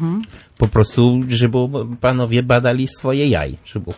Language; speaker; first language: Polish; non-native, learner; French